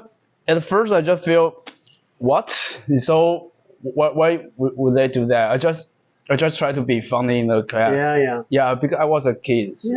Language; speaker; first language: English; non-native, learner; Chinese